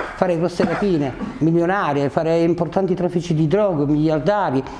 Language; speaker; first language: Italian; native; Italian